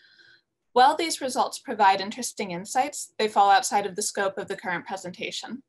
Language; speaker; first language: English; native; English